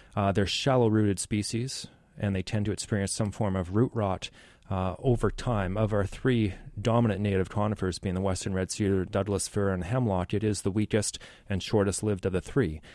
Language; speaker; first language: English; native; English